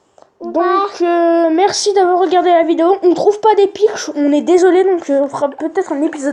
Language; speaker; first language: French; native; French